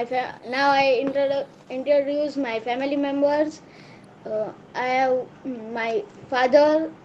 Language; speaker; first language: English; non-native, learner; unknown